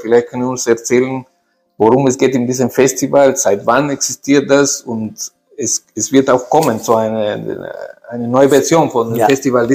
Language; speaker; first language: German; non-native, fluent; Spanish